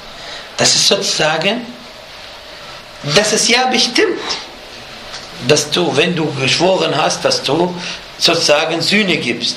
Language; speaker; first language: German; non-native, fluent; Arabic